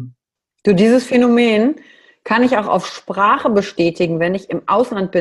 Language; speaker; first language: German; native; German